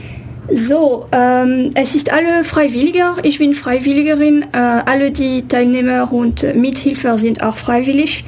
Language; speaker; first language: German; non-native, fluent; French